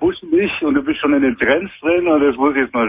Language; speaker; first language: German; native; German